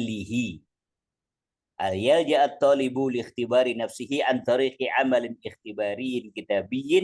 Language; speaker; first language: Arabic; non-native, fluent; Indonesian